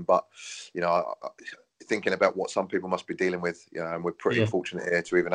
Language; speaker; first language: English; native; English